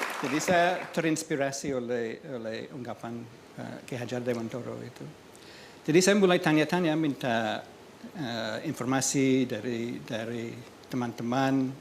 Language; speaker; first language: Indonesian; non-native, fluent; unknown